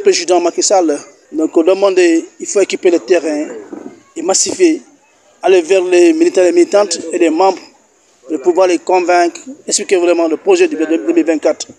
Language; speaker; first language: French; non-native, local second language; Wolof